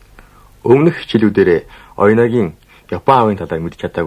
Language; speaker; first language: Mongolian; native; Mongolian